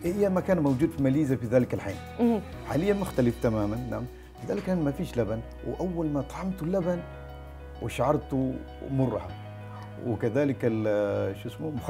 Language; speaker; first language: Arabic; non-native, fluent; Malay